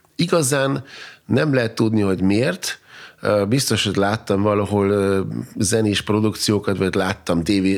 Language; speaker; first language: Hungarian; non-native, fluent; German